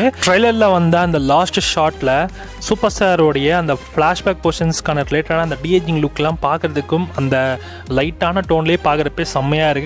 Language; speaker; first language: Tamil; native; Tamil